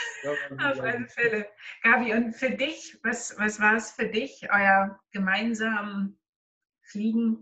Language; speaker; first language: German; native; German